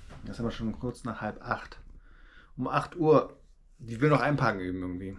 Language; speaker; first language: German; native; German